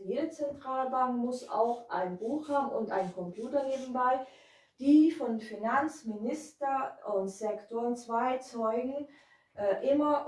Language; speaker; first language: German; non-native, fluent; Hungarian